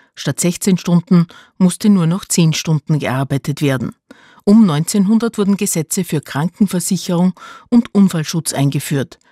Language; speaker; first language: German; native; German